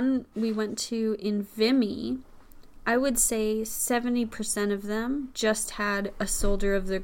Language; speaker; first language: English; native; English